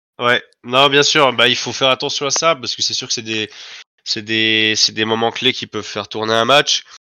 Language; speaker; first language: French; native; French